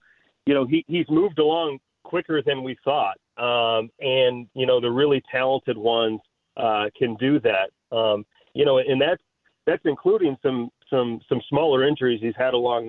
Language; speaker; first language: English; native; English